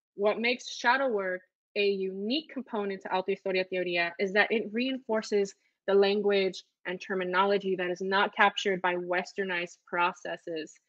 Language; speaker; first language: English; early bilingual, other home language; Spanish